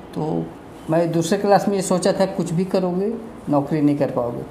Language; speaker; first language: Hindi; native; Hindi